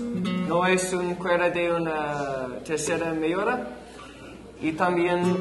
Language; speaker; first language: Spanish; non-native, learner; English